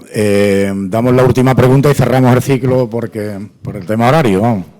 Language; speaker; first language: Spanish; native; Spanish